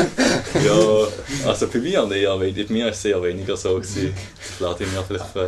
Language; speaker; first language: German; native; German